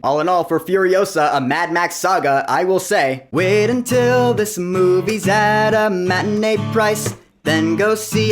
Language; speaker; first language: English; native; English